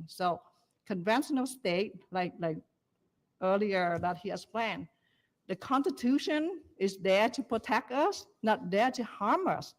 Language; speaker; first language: English; non-native, learner; Vietnamese